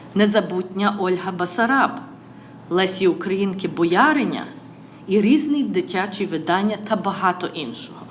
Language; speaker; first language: Ukrainian; early bilingual, other home language; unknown